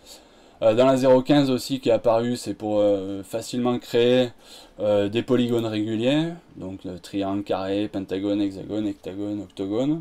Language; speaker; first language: French; native; French